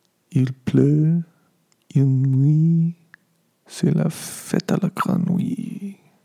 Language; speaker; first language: French; non-native, learner; English